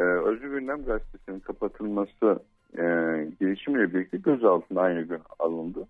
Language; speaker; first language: Turkish; native; Turkish